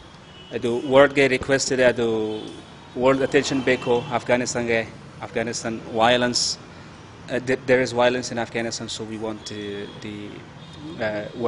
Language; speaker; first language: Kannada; non-native, learner; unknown